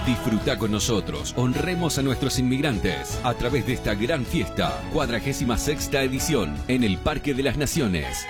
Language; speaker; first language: Spanish; native; Spanish